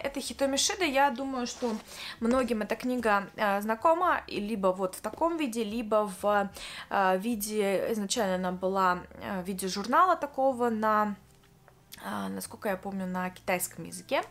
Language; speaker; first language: Russian; native; Russian